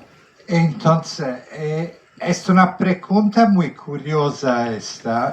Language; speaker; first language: Spanish; non-native, fluent; Italian